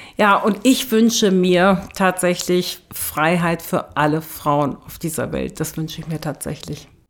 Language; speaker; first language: German; early bilingual, other home language; Turkish